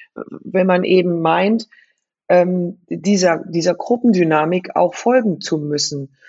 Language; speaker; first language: German; native; German